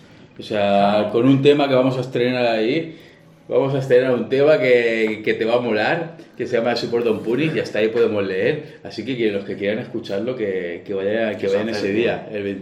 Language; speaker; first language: Spanish; native; Spanish